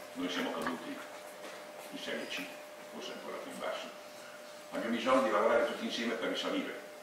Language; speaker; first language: Italian; native; Italian